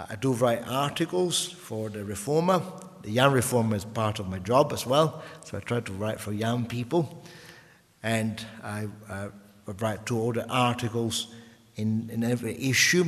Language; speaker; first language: English; non-native, fluent; Italian